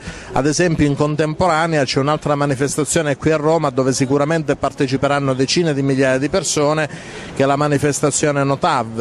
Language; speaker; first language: Italian; native; Italian